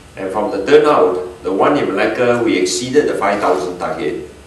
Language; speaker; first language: English; non-native, local second language; Min Nan Chinese